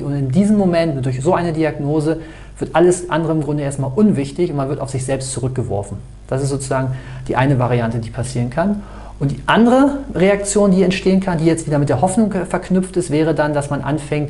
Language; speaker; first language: German; native; German